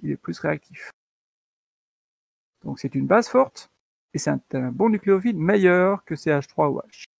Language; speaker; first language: French; native; French